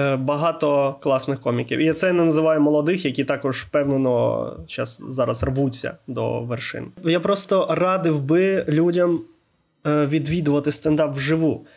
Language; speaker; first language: Ukrainian; non-native, local second language; Russian